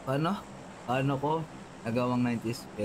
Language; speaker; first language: Filipino; native; Filipino